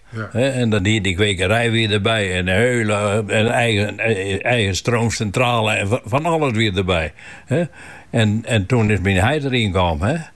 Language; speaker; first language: Dutch; non-native, local second language; Western Frisian